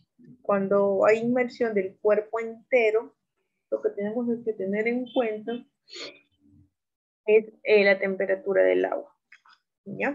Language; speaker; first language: Spanish; native; Spanish